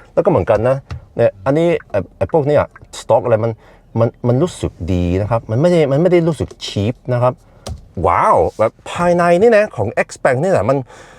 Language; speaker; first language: Thai; non-native, fluent; Norwegian